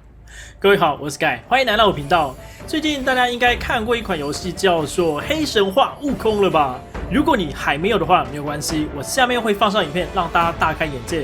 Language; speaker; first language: Chinese; native; Chinese